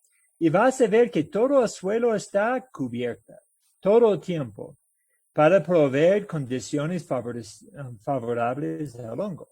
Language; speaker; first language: Spanish; non-native, fluent; English